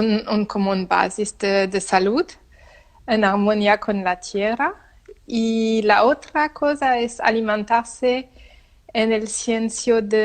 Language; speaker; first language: Spanish; non-native, learner; French